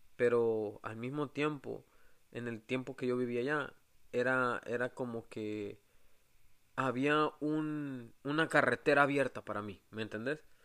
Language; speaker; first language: Spanish; native; Spanish